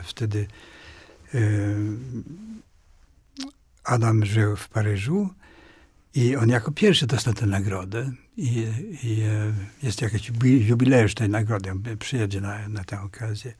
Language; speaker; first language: Polish; non-native, fluent; Swedish